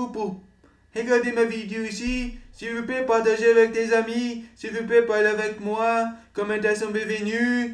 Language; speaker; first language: French; non-native, learner; Portuguese